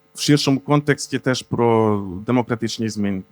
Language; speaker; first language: Ukrainian; non-native, fluent; Hungarian